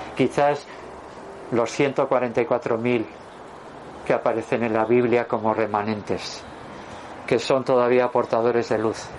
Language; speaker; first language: Spanish; native; Spanish